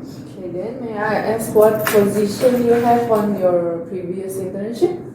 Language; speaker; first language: English; non-native, learner; Indonesian